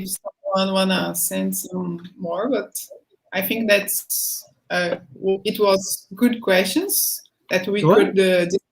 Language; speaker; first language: English; non-native, fluent; Portuguese